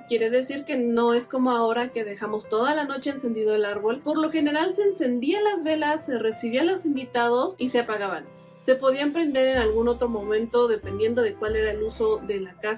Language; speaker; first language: Spanish; native; Spanish